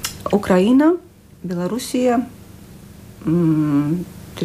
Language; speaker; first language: Russian; non-native, local second language; Latvian